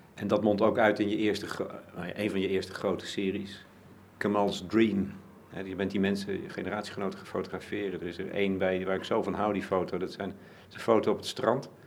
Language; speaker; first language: Dutch; native; Dutch